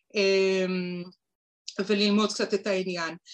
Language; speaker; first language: Hebrew; native; Hebrew